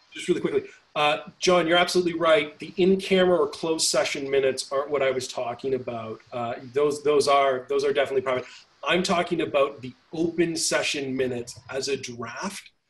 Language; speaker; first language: English; native; English